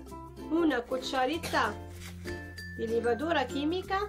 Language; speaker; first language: Spanish; non-native, fluent; Arabic